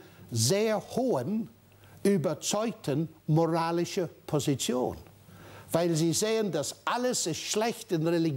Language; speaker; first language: German; non-native, fluent; English